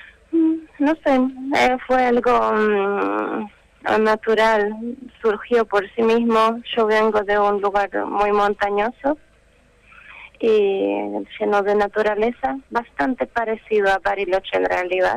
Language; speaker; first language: Spanish; non-native, fluent; Slovak